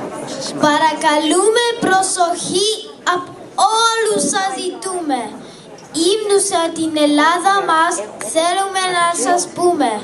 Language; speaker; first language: Greek; early bilingual, heritage; Greek